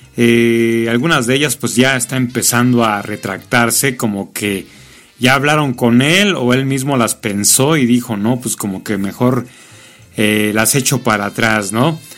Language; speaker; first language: Spanish; native; Spanish